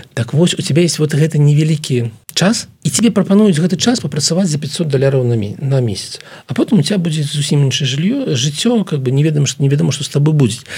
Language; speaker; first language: Belarusian; non-native, local second language; Russian